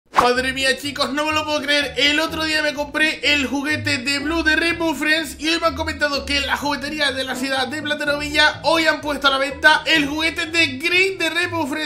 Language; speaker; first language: Spanish; native; Spanish